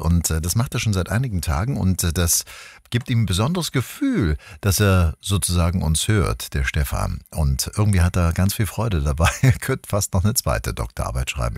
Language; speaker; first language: German; native; German